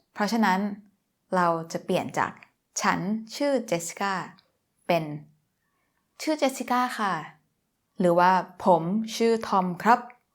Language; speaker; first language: Thai; native; Thai